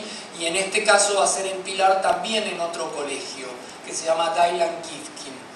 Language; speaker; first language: Spanish; native; Spanish